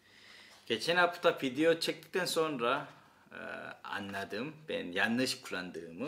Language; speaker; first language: Turkish; non-native, fluent; Korean